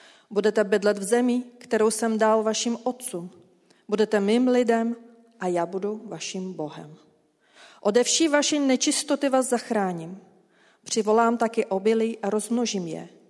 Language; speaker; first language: Czech; native; Czech